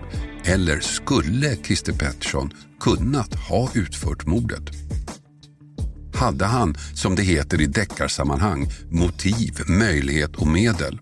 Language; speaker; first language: Swedish; native; Swedish